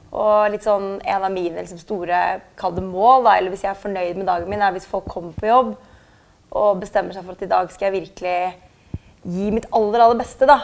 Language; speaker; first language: Norwegian; early bilingual, other home language; German